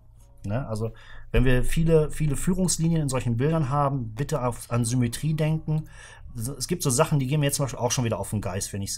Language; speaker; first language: German; native; German